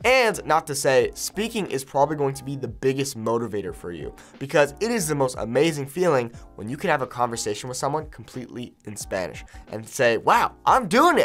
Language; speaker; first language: English; native; English